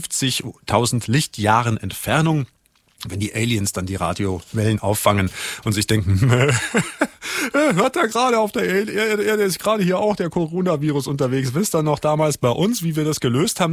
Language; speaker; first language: German; native; German